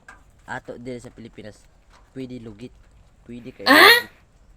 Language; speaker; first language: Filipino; non-native, local second language; Cebuano